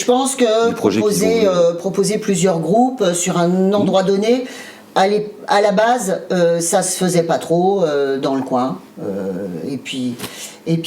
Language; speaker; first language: French; native; French